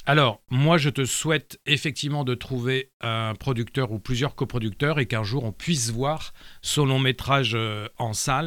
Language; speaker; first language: French; native; French